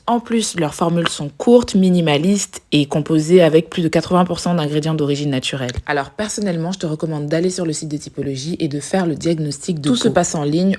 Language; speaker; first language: French; native; French